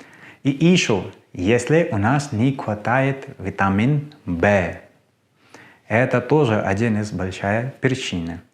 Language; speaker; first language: Russian; non-native, learner; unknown